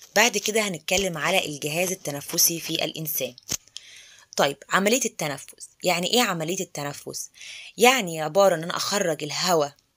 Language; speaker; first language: Arabic; native; Arabic